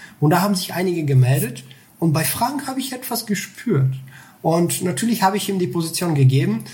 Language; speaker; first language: German; non-native, fluent; Bulgarian